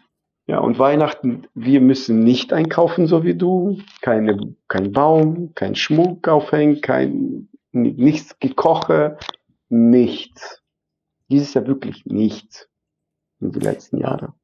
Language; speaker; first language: German; non-native, fluent; Arabic